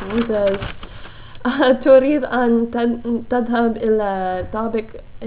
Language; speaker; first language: Arabic; non-native, learner; English